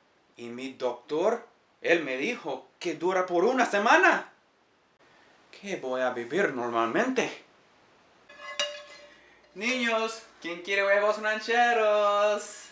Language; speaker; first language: Spanish; non-native, learner; English